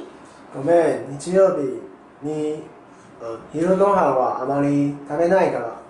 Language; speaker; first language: Japanese; non-native, learner; Chinese